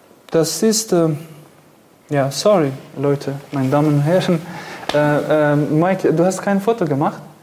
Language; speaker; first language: German; non-native, fluent; Kurdish